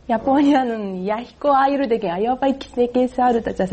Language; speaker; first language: Kyrgyz; non-native, learner; Japanese